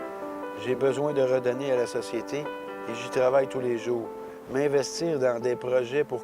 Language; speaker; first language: French; native; French